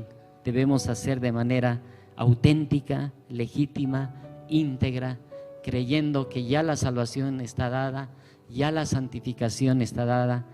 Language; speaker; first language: Spanish; native; Spanish